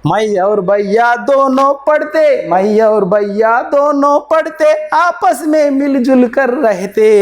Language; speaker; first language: Hindi; non-native, local second language; Telugu